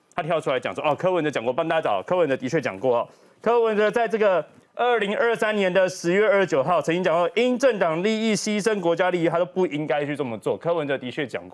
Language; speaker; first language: Chinese; native; Chinese